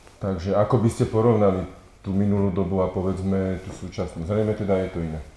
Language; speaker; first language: Slovak; native; Slovak